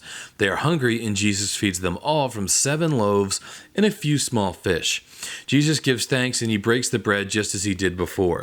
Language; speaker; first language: English; native; English